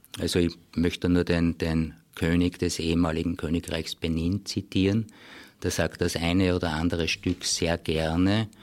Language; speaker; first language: German; native; German